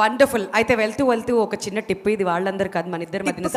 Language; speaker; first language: Telugu; native; Telugu